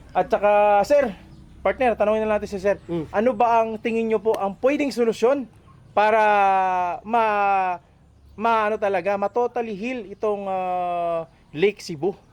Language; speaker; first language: Filipino; non-native, local second language; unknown